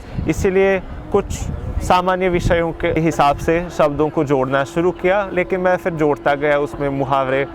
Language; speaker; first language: Hindi; native; Hindi